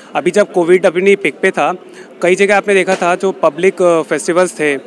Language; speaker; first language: Hindi; native; Hindi